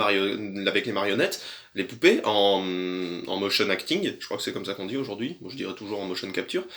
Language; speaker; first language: French; native; French